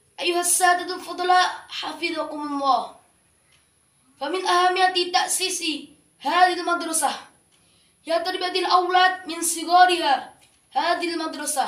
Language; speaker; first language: Arabic; non-native, learner; Indonesian